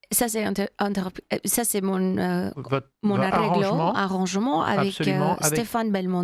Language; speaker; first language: French; non-native, learner; English